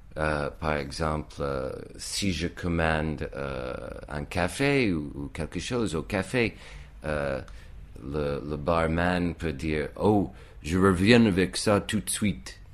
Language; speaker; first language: French; non-native, fluent; English